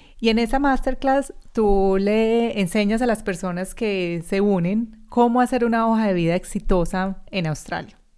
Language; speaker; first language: Spanish; native; Spanish